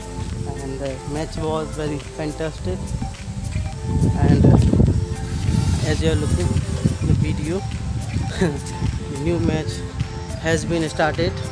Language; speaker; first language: English; non-native, local second language; Hindi